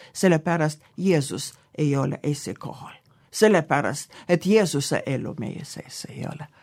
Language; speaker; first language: Estonian; non-native, local second language; Russian